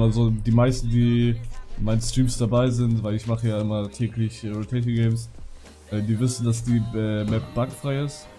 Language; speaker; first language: German; native; German